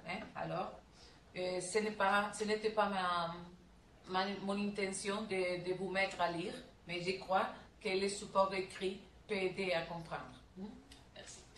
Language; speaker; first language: French; non-native, learner; Spanish